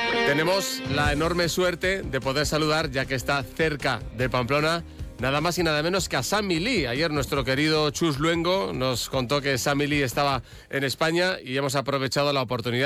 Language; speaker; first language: Spanish; native; Spanish